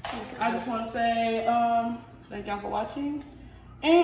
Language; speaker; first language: English; native; English